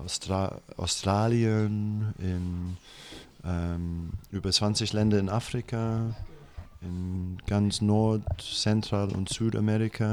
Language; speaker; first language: German; non-native, fluent; English